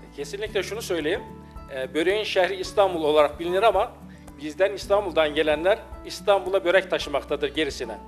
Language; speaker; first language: Turkish; native; Turkish